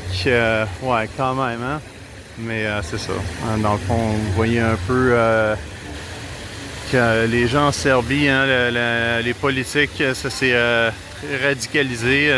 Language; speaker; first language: French; native; French